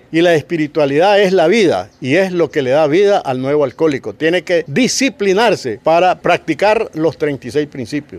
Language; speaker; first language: Spanish; native; Spanish